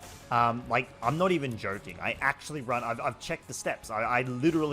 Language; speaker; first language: English; native; English